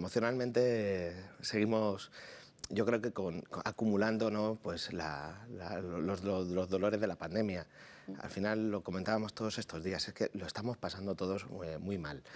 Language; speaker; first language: Spanish; native; Spanish